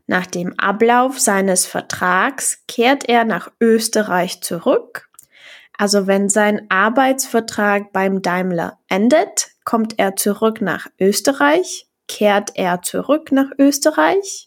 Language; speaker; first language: German; non-native, fluent; Czech